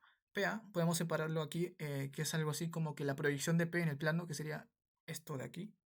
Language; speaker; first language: Spanish; native; Spanish